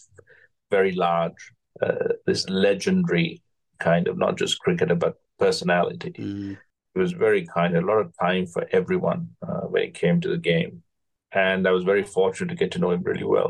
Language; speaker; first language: English; non-native, local second language; Sinhala